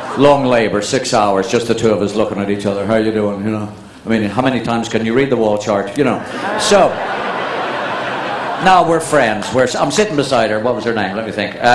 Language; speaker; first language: English; native; English